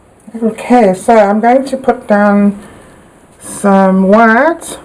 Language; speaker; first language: English; native; English